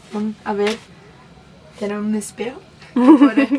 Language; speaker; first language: Spanish; non-native, learner; Portuguese